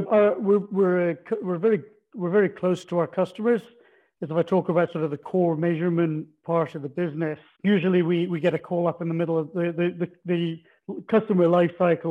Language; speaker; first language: English; native; English